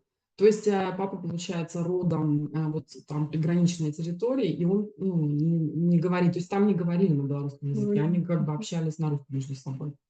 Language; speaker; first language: Russian; native; Russian